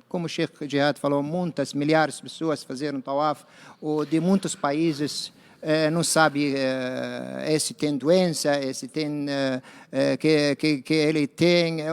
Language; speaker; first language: Portuguese; non-native, learner; Arabic